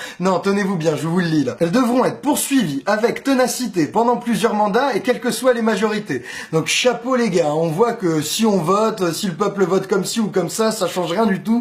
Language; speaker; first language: French; native; French